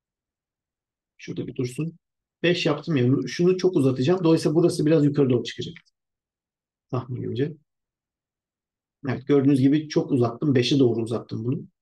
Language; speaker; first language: Turkish; native; Turkish